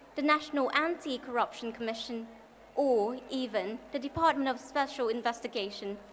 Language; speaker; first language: English; non-native, fluent; Thai